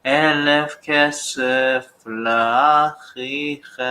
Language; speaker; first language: Hebrew; non-native, learner; English